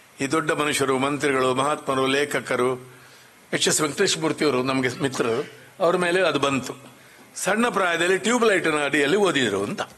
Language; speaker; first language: Kannada; non-native, local second language; Marathi